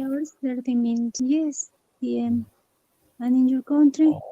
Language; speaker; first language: English; non-native, learner; Spanish